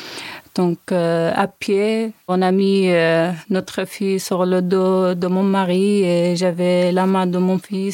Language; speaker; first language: French; non-native, learner; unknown